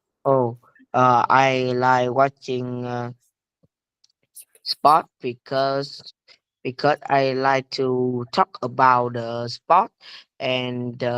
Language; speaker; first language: English; non-native, learner; Vietnamese